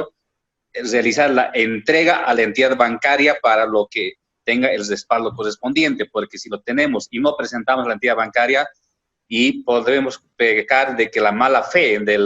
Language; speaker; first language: Spanish; native; Spanish